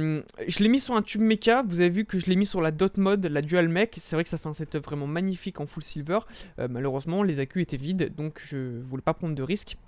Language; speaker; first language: French; native; French